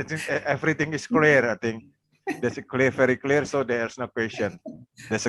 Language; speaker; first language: English; non-native, fluent; Indonesian